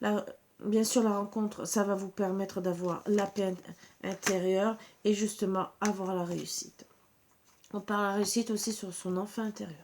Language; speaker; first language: French; native; French